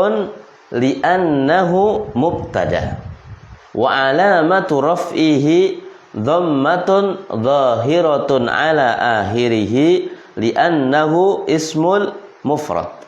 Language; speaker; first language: Arabic; non-native, fluent; Indonesian